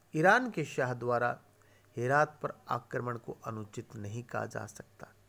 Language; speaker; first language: Hindi; native; Hindi